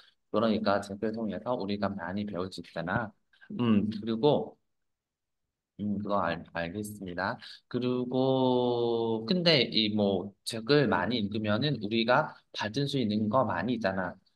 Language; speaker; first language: Korean; non-native, fluent; Vietnamese